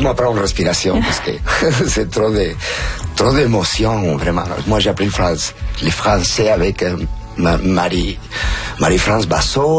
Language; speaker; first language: French; non-native, fluent; Spanish